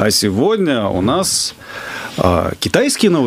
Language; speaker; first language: Russian; native; Russian